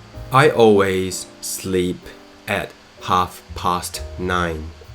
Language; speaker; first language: English; non-native, fluent; Thai